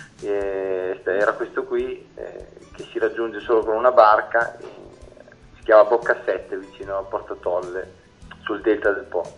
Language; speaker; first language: Italian; native; Italian